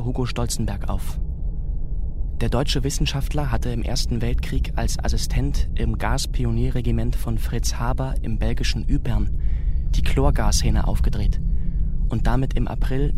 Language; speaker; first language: German; native; German